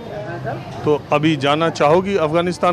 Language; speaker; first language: Hindi; native; Hindi